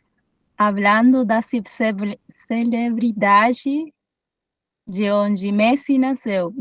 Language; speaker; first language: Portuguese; non-native, fluent; Spanish